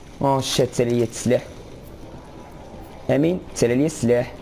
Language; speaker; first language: Arabic; native; Arabic